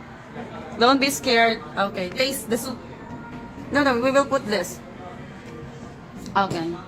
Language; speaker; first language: English; non-native, local second language; Filipino